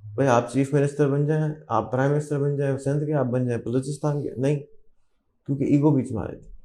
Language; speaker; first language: Urdu; native; Urdu